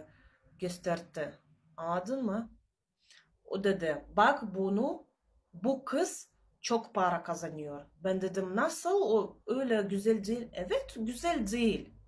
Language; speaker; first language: Turkish; non-native, learner; Russian